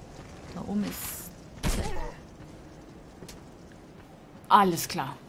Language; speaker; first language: German; native; German